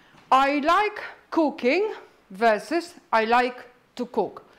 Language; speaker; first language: English; non-native, fluent; Polish